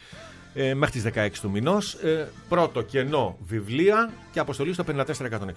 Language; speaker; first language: Greek; native; Greek